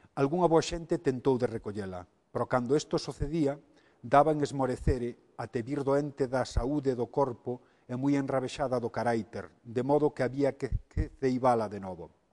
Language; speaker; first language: Galician; native; Galician